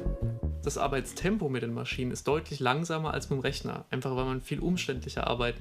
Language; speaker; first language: German; native; German